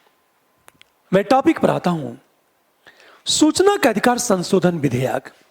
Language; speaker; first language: Hindi; native; Hindi